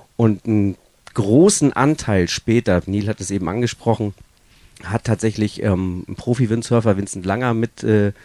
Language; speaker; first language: German; native; German